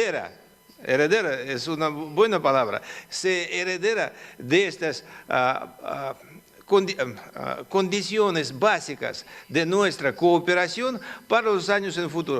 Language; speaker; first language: Spanish; non-native, fluent; Russian